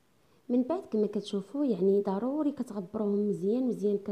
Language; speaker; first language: Arabic; native; Arabic